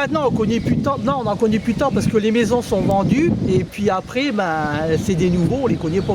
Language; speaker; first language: French; native; French